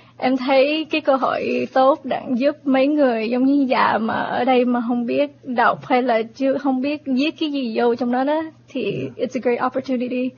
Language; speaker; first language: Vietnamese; early bilingual, heritage; Vietnamese